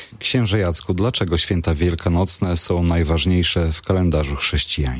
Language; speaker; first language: Polish; native; Polish